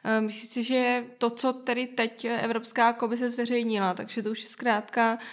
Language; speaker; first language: Czech; native; Czech